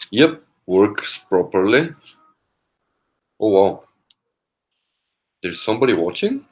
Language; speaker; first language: English; non-native, fluent; Korean